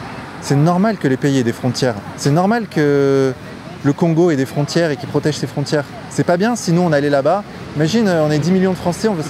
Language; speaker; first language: French; native; French